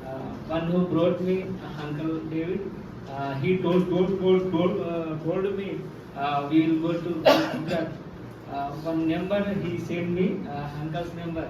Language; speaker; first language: English; non-native, learner; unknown